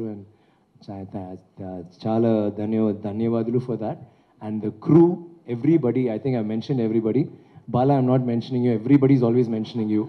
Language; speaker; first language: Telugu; non-native, learner; Tamil